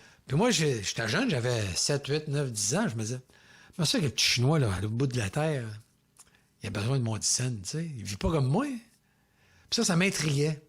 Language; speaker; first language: French; native; French